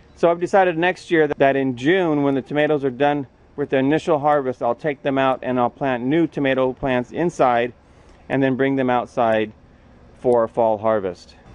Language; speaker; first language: English; native; English